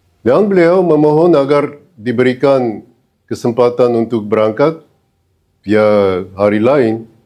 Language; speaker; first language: Indonesian; non-native, fluent; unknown